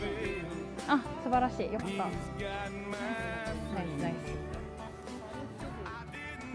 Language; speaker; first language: Japanese; native; Japanese